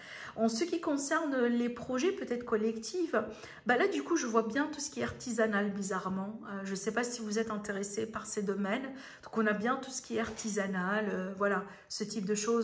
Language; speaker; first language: French; native; French